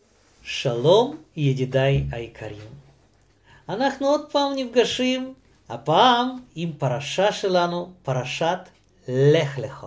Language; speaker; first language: Hebrew; non-native, fluent; Russian